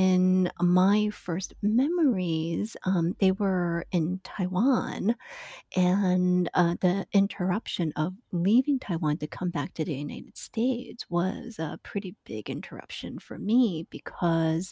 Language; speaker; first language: English; non-native, fluent; Chinese